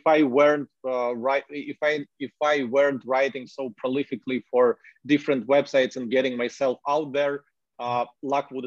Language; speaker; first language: English; non-native, fluent; Ukrainian